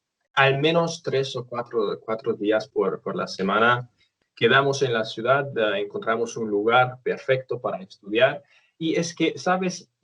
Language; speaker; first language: Spanish; non-native, fluent; Romanian